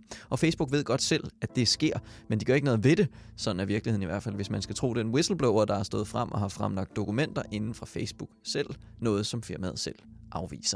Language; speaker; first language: Danish; native; Danish